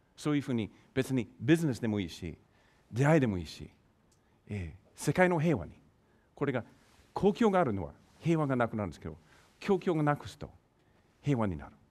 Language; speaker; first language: Japanese; non-native, fluent; English